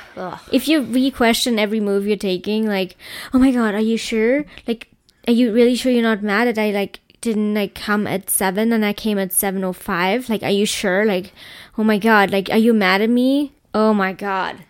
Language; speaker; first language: English; non-native, fluent; German